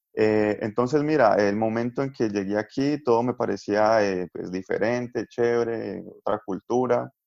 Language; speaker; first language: Spanish; native; Spanish